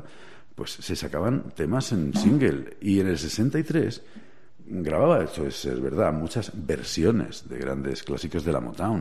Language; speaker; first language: Spanish; native; Spanish